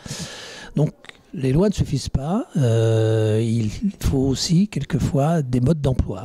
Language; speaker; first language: French; native; French